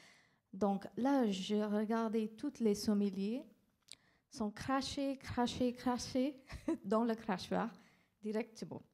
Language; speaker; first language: French; non-native, fluent; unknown